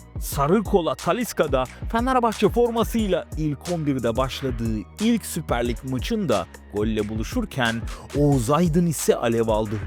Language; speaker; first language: Turkish; native; Turkish